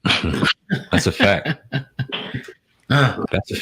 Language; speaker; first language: English; native; English